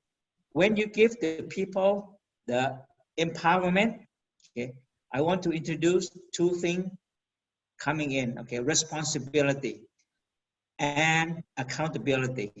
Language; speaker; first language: English; non-native, fluent; Thai